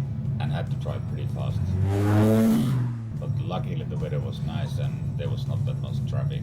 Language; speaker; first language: English; non-native, fluent; Finnish